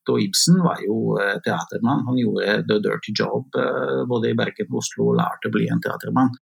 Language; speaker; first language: Norwegian; non-native, fluent; Italian